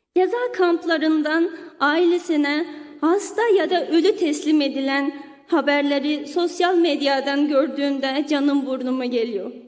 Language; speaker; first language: Turkish; non-native, fluent; Uyghur